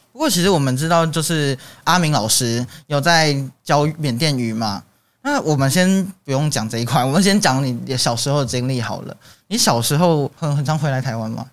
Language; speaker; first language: Chinese; native; Chinese